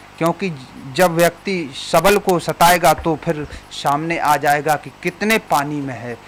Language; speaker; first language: Hindi; native; Hindi